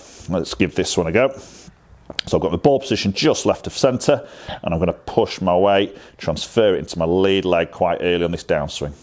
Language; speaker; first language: English; native; English